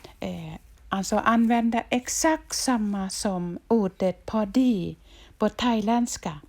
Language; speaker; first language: Swedish; non-native, fluent; Thai